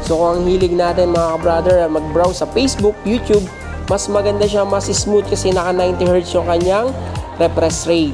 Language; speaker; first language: Filipino; native; Filipino